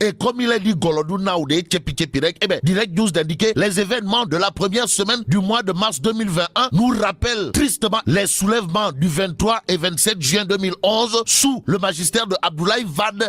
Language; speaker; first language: French; non-native, local second language; Wolof